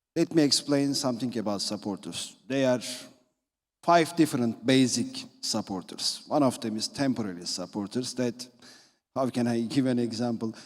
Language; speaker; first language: English; non-native, fluent; Turkish